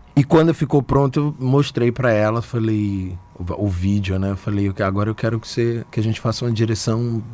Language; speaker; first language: Portuguese; native; Portuguese